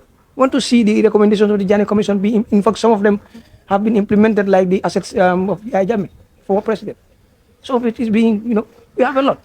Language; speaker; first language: English; non-native, local second language; Fula